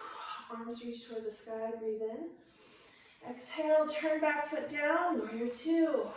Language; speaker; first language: English; native; English